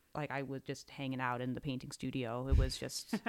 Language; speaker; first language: English; native; English